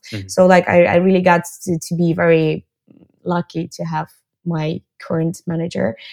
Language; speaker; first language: English; non-native, fluent; Russian